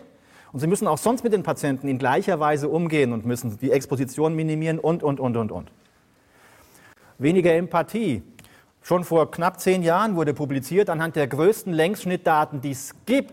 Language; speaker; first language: German; native; German